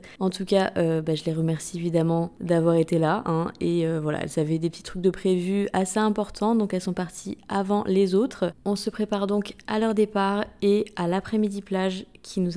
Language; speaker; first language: French; native; French